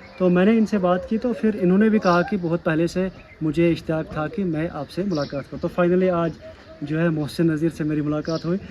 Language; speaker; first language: Urdu; non-native, local second language; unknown